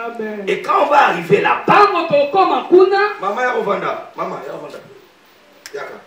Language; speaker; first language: French; non-native, local second language; Lingala